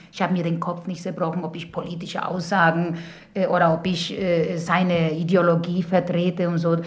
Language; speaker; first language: German; non-native, fluent; Spanish